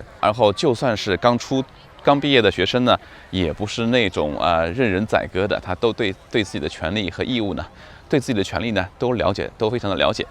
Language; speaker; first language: Chinese; native; Chinese